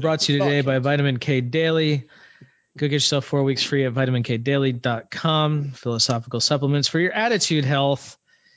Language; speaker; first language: English; native; English